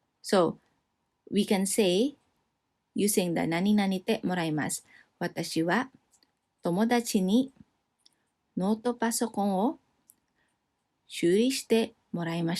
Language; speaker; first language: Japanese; non-native, fluent; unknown